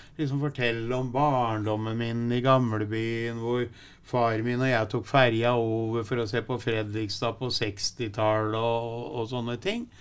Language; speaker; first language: Norwegian; native; Norwegian